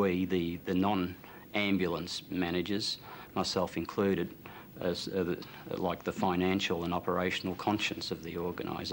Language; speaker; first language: English; native; English